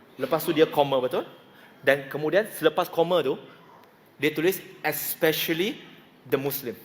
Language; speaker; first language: Malay; non-native, local second language; Chinese